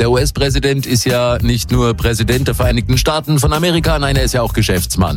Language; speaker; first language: German; native; German